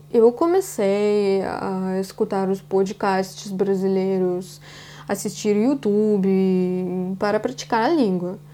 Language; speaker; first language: Portuguese; non-native, fluent; Russian